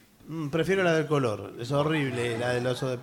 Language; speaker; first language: Spanish; native; Spanish